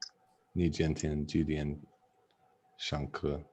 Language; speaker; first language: Chinese; non-native, learner; English